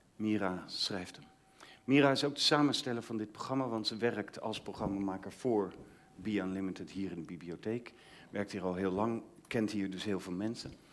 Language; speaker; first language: Dutch; native; Dutch